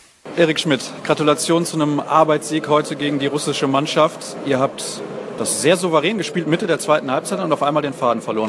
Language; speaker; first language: German; native; German